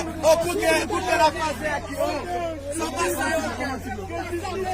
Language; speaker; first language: Portuguese; non-native, learner; Haitian Creole